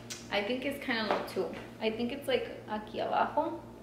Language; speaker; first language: English; early bilingual, other home language; Spanish